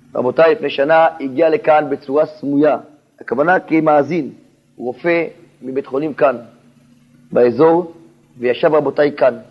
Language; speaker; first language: Hebrew; native; Hebrew